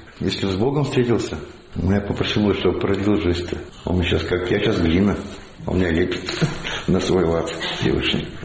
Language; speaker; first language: Russian; native; Russian